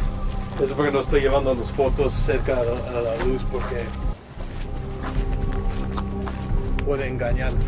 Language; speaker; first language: Spanish; early bilingual, heritage; Spanish